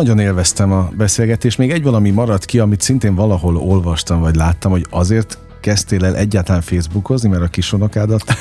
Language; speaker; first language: Hungarian; native; Hungarian